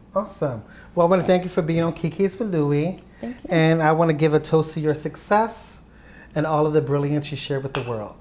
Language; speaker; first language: English; native; English